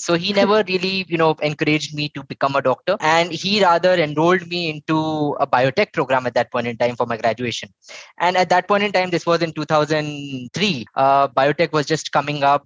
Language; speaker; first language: English; non-native, local second language; Hindi